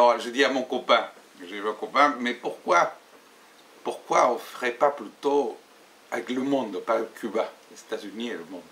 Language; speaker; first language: French; non-native, fluent; Spanish